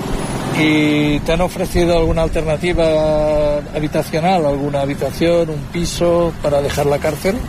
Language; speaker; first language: Spanish; native; Spanish